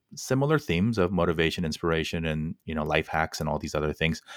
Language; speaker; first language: English; native; English